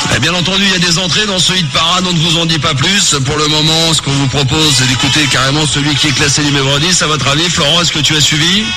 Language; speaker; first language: French; native; French